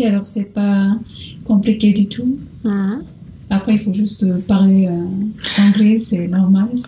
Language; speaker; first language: French; non-native, learner; Portuguese